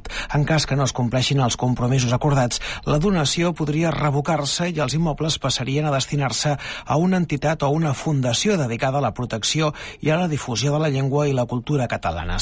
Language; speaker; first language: Catalan; native; Catalan